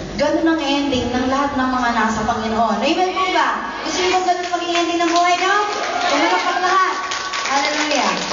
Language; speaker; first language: Filipino; native; Filipino